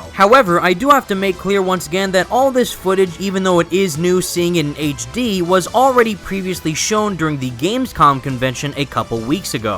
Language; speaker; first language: English; native; English